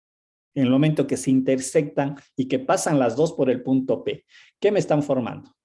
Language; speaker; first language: Spanish; native; Spanish